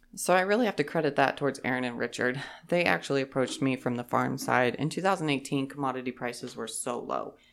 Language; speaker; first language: English; native; English